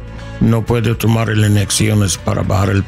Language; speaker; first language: Spanish; non-native, learner; English